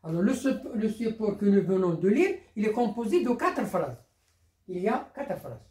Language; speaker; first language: French; non-native, local second language; Arabic